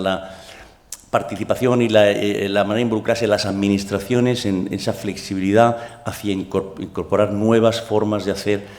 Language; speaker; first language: Spanish; native; Spanish